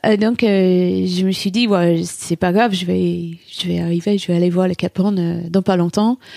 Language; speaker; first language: French; non-native, fluent; English